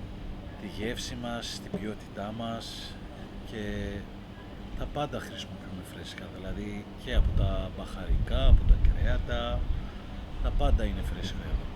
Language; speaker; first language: Greek; non-native, learner; Persian